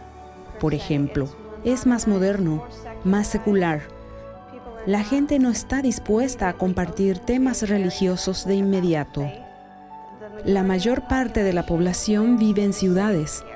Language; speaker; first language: Spanish; non-native, fluent; English